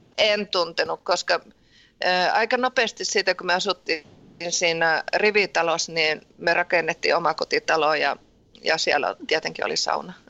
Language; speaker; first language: Finnish; early bilingual, heritage; Finnish